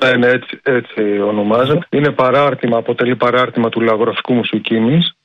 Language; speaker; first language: Greek; native; Greek